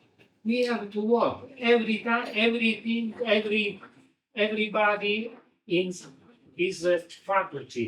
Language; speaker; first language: English; non-native, learner; Italian